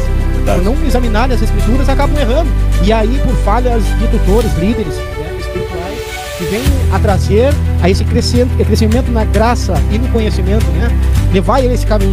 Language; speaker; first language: Portuguese; native; Portuguese